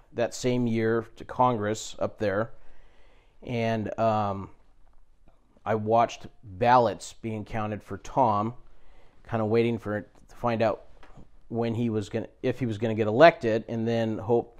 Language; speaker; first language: English; native; English